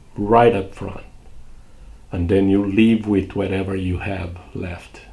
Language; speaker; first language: English; non-native, fluent; Portuguese